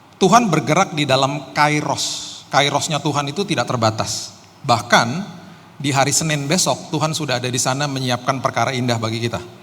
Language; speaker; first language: Indonesian; native; Indonesian